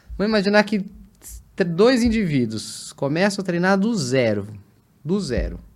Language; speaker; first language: Portuguese; native; Portuguese